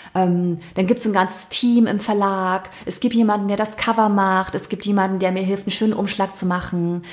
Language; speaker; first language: German; native; German